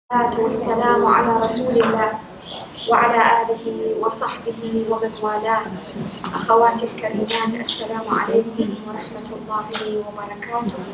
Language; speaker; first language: Arabic; native; Arabic